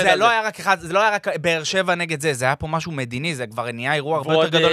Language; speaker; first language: Hebrew; native; Hebrew